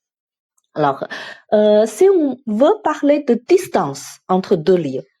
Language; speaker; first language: French; non-native, fluent; Chinese